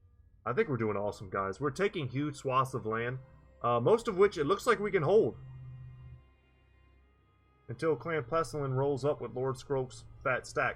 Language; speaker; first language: English; native; English